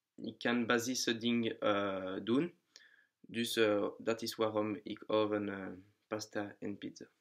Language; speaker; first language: Dutch; non-native, learner; French